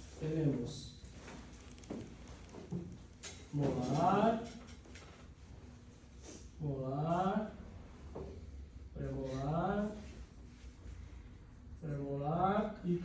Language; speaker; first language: Spanish; non-native, fluent; Portuguese